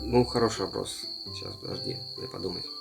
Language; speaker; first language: Russian; native; Russian